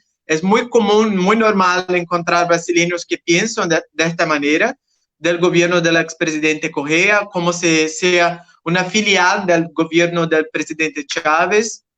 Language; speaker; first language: Spanish; non-native, learner; Portuguese